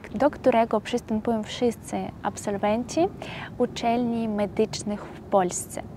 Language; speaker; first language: Polish; non-native, fluent; Russian